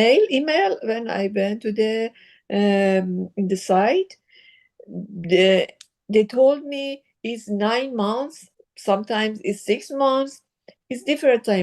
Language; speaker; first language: English; non-native, learner; Persian